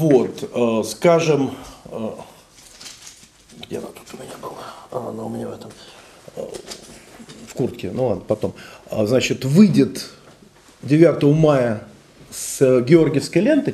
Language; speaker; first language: Russian; native; Russian